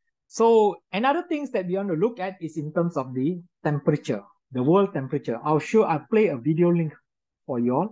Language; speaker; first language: English; non-native, local second language; Min Nan Chinese